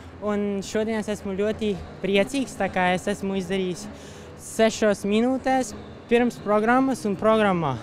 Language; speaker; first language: Latvian; non-native, local second language; Russian